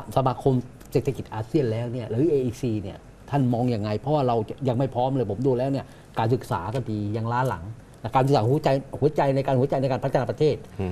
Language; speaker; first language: Thai; native; Thai